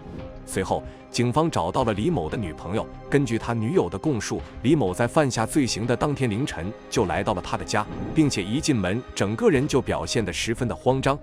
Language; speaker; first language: Chinese; native; Chinese